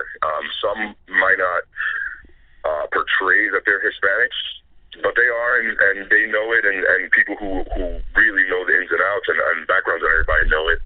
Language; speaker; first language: English; non-native, fluent; Spanish